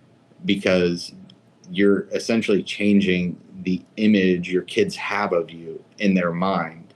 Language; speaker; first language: English; native; English